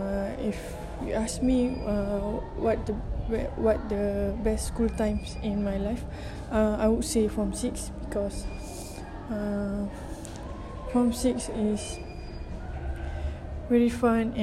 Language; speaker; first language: English; non-native, local second language; Malay